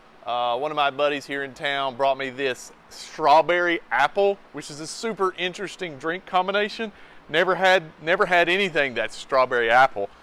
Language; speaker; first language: English; native; English